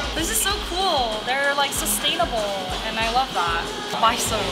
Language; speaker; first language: English; early bilingual, other home language; Korean